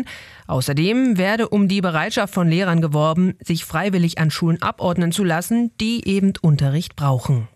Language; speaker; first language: German; native; German